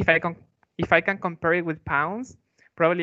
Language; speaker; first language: English; non-native, fluent; Spanish